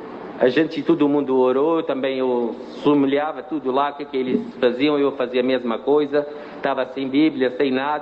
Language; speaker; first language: Portuguese; non-native, fluent; Arabic